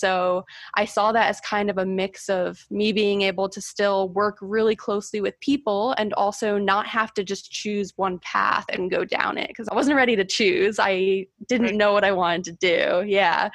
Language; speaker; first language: English; native; English